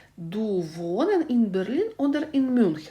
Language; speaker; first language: German; non-native, fluent; Ukrainian